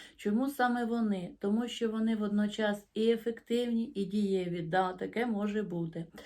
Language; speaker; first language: Ukrainian; non-native, local second language; Russian